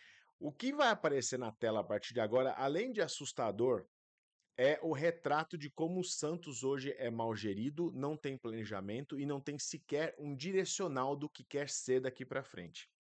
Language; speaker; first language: Portuguese; native; Portuguese